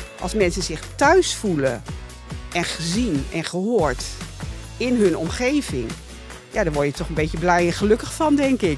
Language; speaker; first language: Dutch; native; Dutch